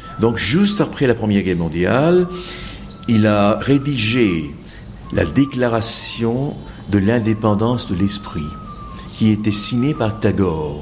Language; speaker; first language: French; non-native, fluent; Bangla